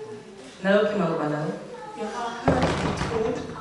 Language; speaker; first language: Swedish; non-native, fluent; Lingala